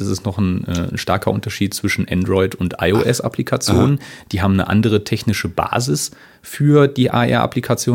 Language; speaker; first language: German; native; German